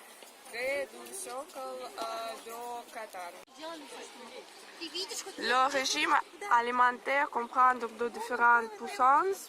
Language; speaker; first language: French; non-native, learner; Russian